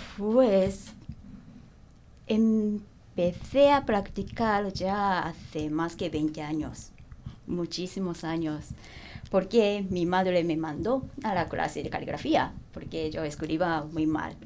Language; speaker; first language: Spanish; non-native, learner; Japanese